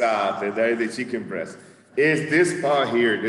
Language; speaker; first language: English; non-native, fluent; Spanish